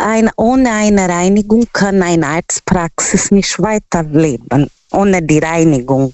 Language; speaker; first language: German; non-native, learner; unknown